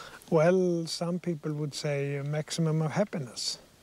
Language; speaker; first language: English; non-native, fluent; Swedish